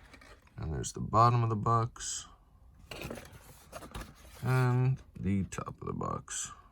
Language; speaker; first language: English; native; English